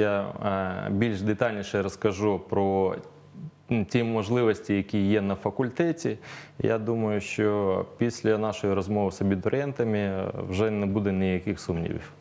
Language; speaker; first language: Ukrainian; native; Ukrainian